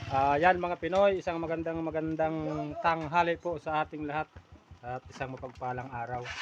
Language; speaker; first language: Filipino; non-native, local second language; Bikol